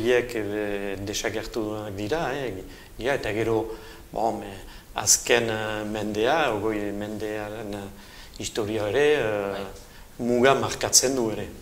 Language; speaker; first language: Basque; native; Basque